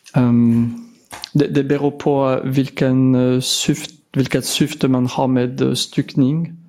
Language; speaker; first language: Swedish; non-native, fluent; French